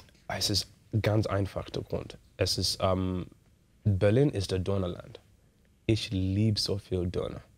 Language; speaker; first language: German; non-native, learner; English